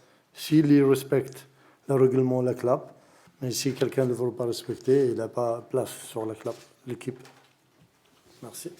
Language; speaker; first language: French; non-native, learner; Arabic